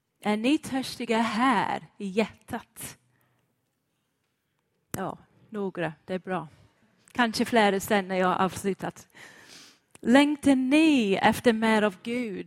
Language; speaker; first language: Swedish; non-native, fluent; English